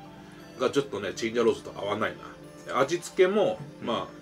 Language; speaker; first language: Japanese; native; Japanese